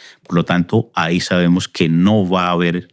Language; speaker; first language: Spanish; native; Spanish